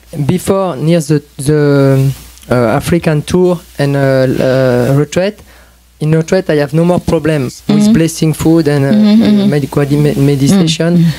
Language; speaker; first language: English; non-native, learner; French